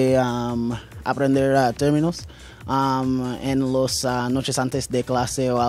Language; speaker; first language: Spanish; non-native, learner; English